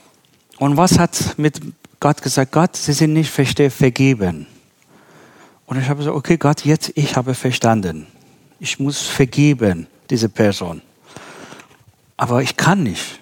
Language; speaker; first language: German; non-native, learner; Persian